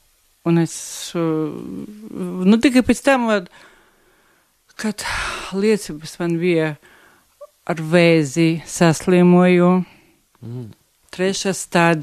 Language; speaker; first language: Latvian; non-native, local second language; Russian